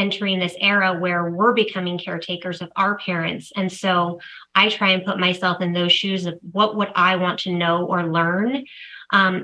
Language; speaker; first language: English; native; English